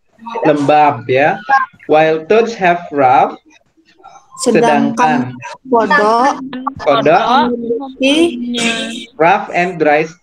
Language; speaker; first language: English; non-native, fluent; Indonesian